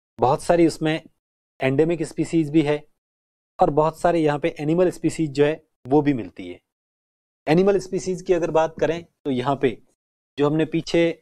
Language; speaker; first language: Hindi; native; Hindi